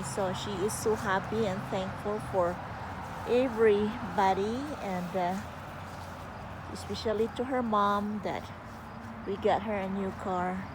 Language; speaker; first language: English; non-native, fluent; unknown